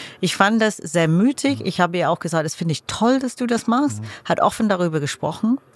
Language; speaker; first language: German; non-native, fluent; English